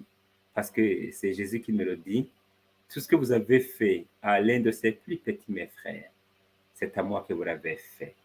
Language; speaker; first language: French; non-native, fluent; Spanish